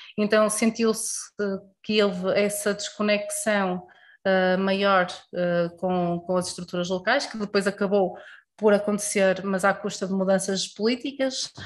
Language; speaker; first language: Portuguese; native; Portuguese